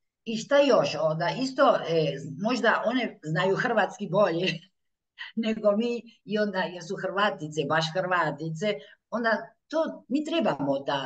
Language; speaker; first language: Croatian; early bilingual, heritage; Croatian